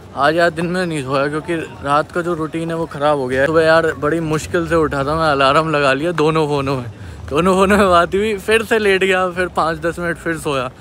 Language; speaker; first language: Hindi; native; Hindi